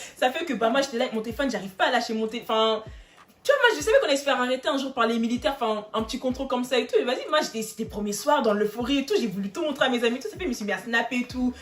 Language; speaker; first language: French; native; French